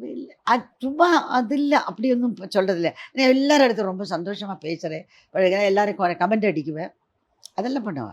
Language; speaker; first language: Tamil; non-native, learner; Malayalam